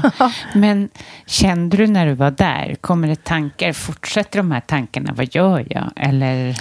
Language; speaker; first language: Swedish; native; Swedish